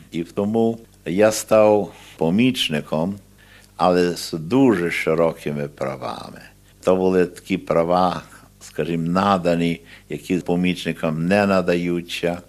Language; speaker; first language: Ukrainian; early bilingual, heritage; Ukrainian